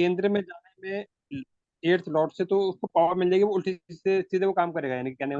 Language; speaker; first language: Hindi; native; Hindi